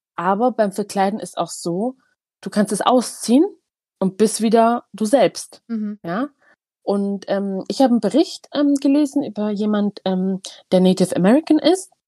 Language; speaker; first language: German; early bilingual, other home language; Tigrinya